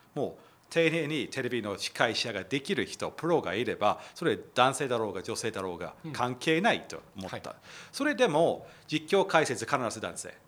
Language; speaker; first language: Japanese; non-native, fluent; English